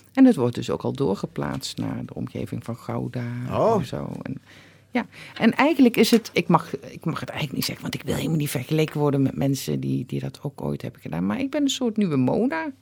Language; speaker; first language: Dutch; native; Dutch